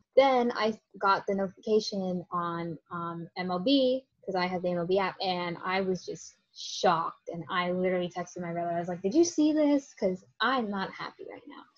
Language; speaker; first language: English; native; English